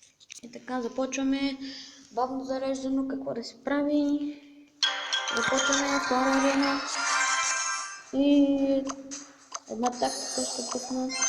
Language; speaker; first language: Bulgarian; native; Bulgarian